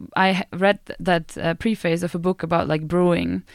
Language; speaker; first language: English; non-native, fluent; German